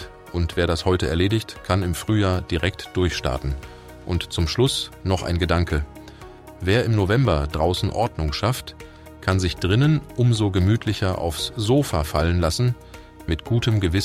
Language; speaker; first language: German; native; German